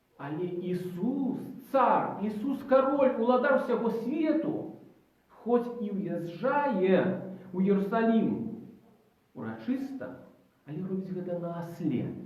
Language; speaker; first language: Belarusian; native; Belarusian